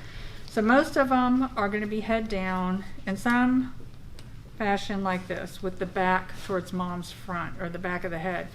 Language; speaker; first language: English; native; English